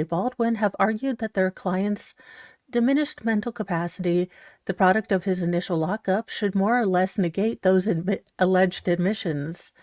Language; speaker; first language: English; native; English